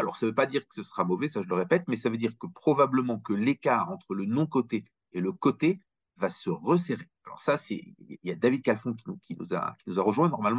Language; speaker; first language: French; native; French